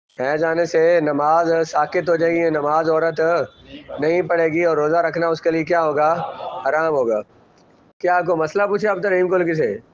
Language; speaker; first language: Urdu; non-native, local second language; Punjabi